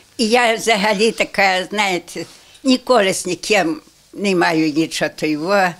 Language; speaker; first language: Ukrainian; native; Ukrainian